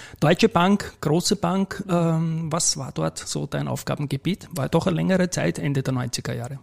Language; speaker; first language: German; native; German